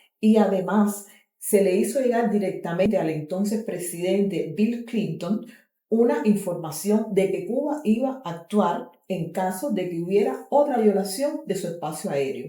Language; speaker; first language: Spanish; native; Spanish